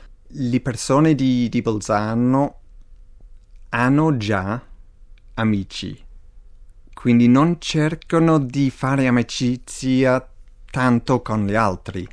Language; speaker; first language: Italian; non-native, fluent; English